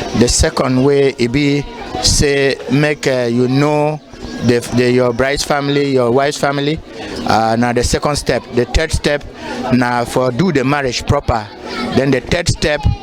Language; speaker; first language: Nigerian Pidgin; non-native, local second language; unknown